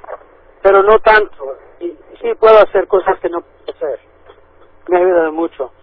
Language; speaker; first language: Spanish; early bilingual, heritage; Spanish